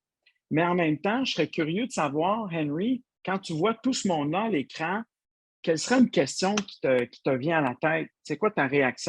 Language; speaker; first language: French; native; French